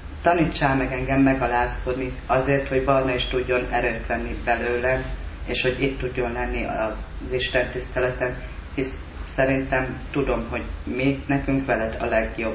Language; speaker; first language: Hungarian; native; Hungarian